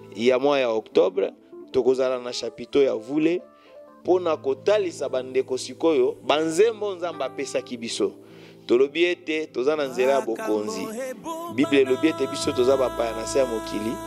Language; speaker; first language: Lingala; non-native, local second language; Luba-Lulua